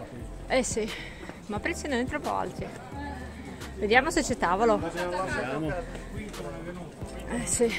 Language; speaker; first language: Italian; non-native, learner; Russian